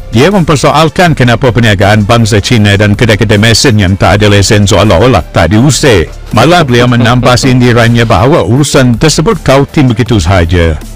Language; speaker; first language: Malay; native; Malay